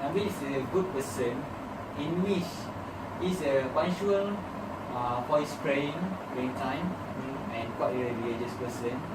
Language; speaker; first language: English; non-native, learner; Malay